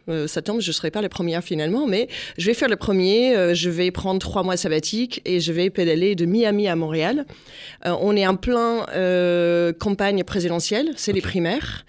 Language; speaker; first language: French; non-native, fluent; English